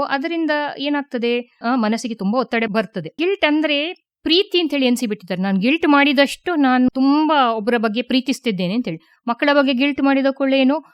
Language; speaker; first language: Kannada; native; Kannada